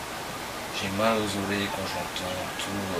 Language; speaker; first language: French; non-native, local second language; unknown